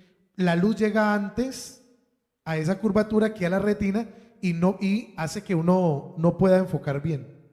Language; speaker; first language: Spanish; native; Spanish